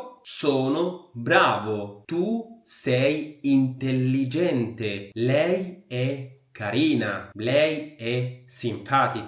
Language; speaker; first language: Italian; non-native, fluent; Arabic